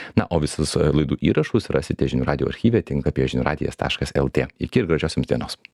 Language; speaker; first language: Lithuanian; native; Lithuanian